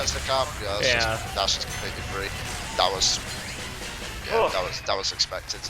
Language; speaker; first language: English; native; English